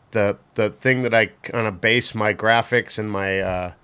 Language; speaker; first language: English; native; English